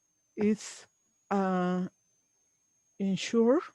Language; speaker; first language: English; non-native, learner; Spanish